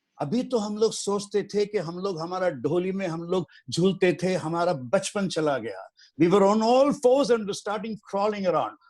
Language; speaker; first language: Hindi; non-native, local second language; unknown